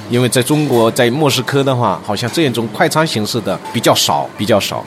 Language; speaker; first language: Chinese; native; Chinese